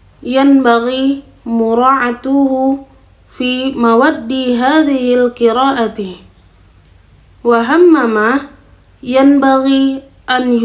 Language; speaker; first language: Arabic; non-native, learner; Indonesian